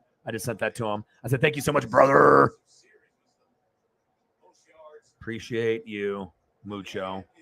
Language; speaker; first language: English; native; English